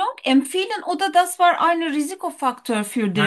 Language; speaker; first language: German; non-native, learner; Turkish